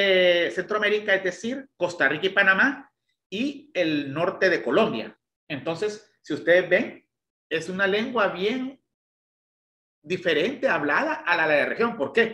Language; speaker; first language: Spanish; native; Spanish